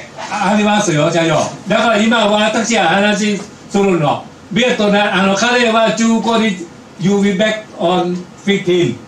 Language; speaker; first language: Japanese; non-native, learner; Thai